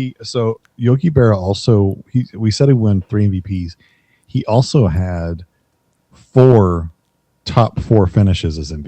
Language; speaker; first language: English; native; English